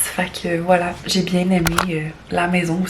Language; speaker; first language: French; native; French